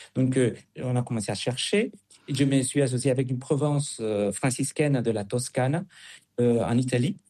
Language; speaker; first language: French; non-native, fluent; Spanish